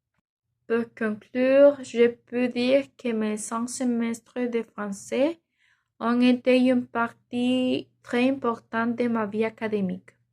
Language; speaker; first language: French; non-native, learner; Spanish